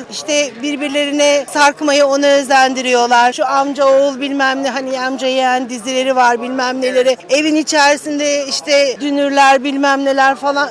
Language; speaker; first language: Turkish; native; Turkish